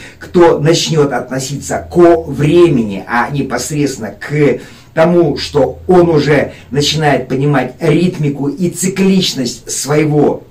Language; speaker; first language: Russian; native; Russian